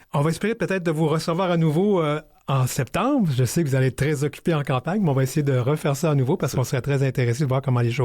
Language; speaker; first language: French; native; French